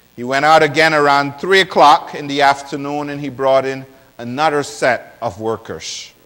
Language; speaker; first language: English; non-native, fluent; Spanish